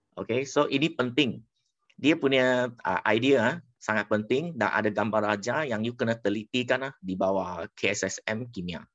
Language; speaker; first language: Malay; non-native, local second language; Chinese